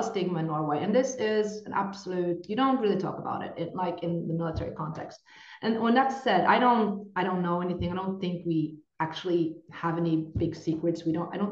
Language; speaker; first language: English; non-native, fluent; Norwegian